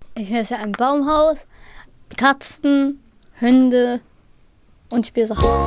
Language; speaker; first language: German; early bilingual, other home language; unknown